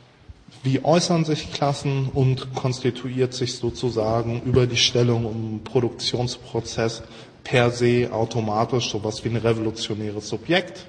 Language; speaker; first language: German; native; German